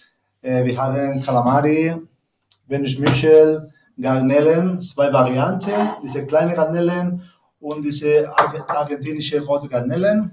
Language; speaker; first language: German; non-native, learner; Spanish